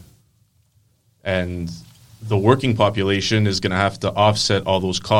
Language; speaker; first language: English; non-native, fluent; Greek